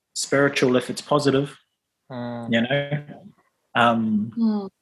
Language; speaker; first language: English; native; English